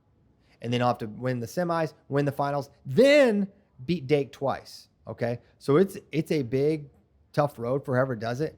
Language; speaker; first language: English; native; English